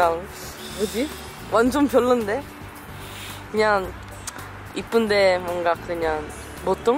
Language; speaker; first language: Korean; non-native, fluent; Italian